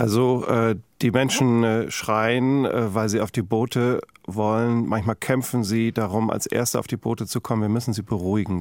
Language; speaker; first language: German; native; German